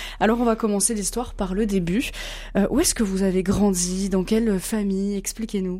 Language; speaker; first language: French; native; French